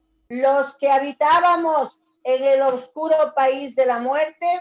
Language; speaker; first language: Spanish; native; Spanish